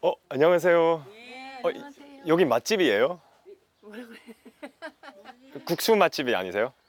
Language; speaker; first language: Korean; non-native, fluent; English